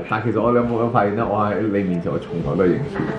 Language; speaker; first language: Chinese; native; Chinese